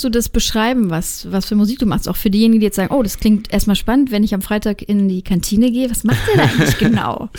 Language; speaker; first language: German; native; German